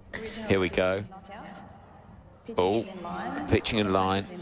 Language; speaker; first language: English; native; English